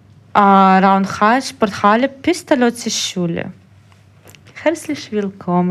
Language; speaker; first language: German; non-native, learner; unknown